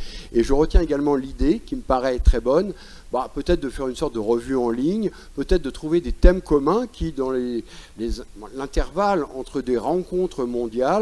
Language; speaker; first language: French; native; French